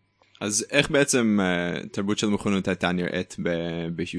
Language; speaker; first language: Hebrew; non-native, fluent; English